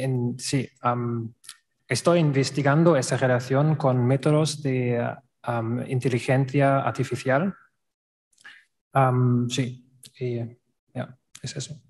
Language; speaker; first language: Spanish; non-native, learner; German